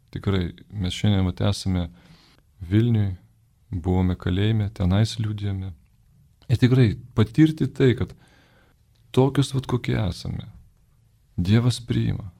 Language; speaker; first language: Lithuanian; native; Lithuanian